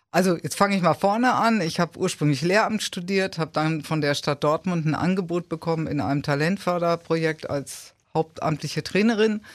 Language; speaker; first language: German; native; German